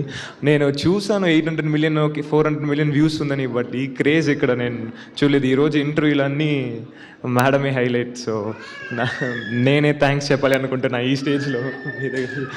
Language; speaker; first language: Telugu; non-native, learner; Tamil